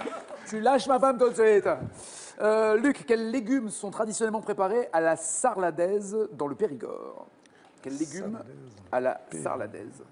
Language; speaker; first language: French; native; French